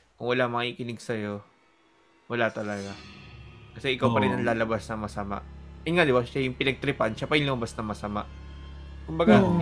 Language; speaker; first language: Filipino; early bilingual, other home language; Japanese